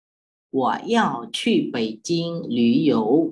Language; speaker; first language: Chinese; non-native, fluent; Khmer